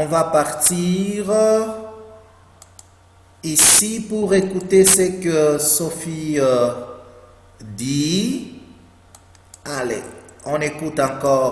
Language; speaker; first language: French; non-native, fluent; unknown